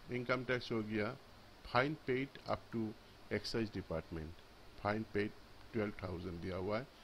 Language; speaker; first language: Hindi; non-native, local second language; Bangla